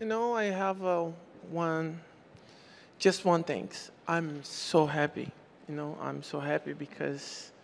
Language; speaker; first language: English; non-native, learner; Portuguese